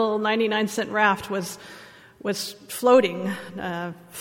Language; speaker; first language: English; native; English